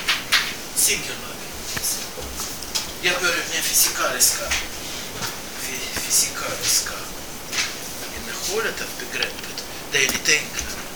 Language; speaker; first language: Swedish; non-native, fluent; Russian